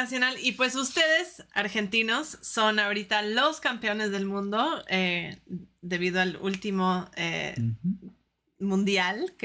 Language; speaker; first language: Spanish; early bilingual, heritage; Spanish